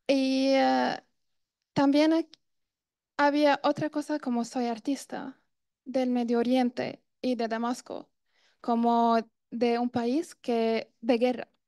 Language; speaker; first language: Spanish; non-native, fluent; Arabic